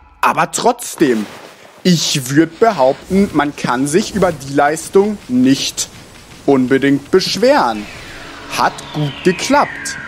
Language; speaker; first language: German; native; German